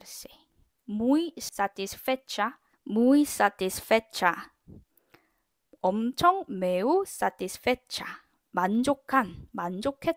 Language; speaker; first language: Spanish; non-native, fluent; Korean